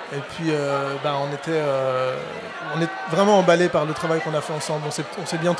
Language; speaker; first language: French; native; French